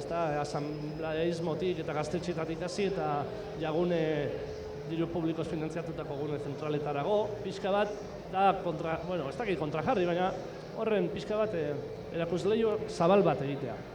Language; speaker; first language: Basque; native; Basque